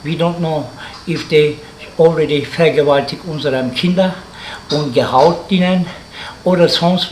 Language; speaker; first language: German; non-native, learner; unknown